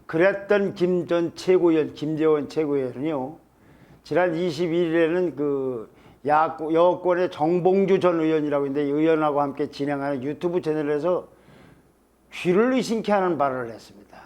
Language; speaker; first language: Korean; native; Korean